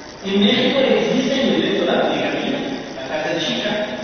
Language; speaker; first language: Spanish; non-native, fluent; Persian